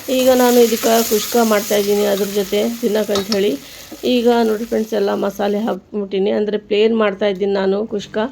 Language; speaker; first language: Kannada; non-native, local second language; Urdu